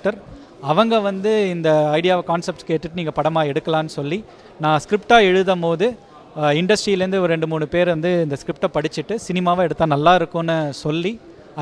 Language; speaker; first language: Tamil; native; Tamil